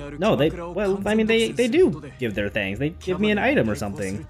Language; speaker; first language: English; native; English